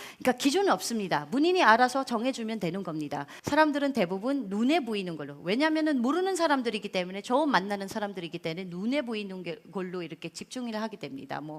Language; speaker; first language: Korean; non-native, fluent; Filipino